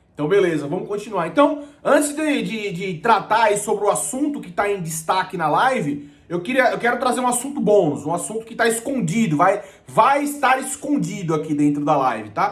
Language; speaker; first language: Portuguese; native; Portuguese